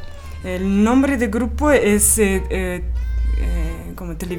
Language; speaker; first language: Spanish; non-native, fluent; Russian